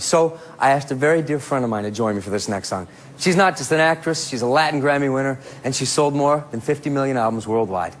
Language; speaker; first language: English; native; English